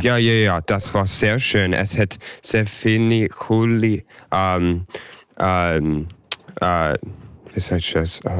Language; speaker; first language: German; early bilingual, heritage; German